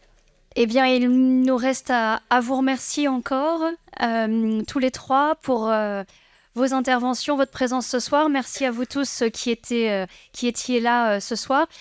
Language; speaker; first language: French; native; French